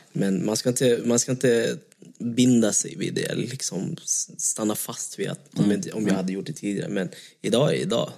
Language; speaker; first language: Swedish; early bilingual, other home language; Vietnamese